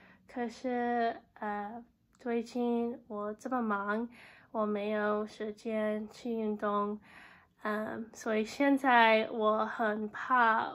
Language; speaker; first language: Chinese; non-native, learner; English